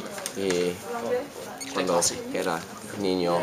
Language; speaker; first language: Spanish; non-native, learner; English